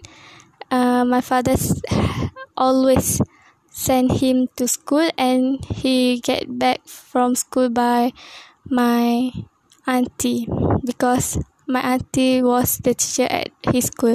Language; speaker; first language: English; non-native, local second language; Malay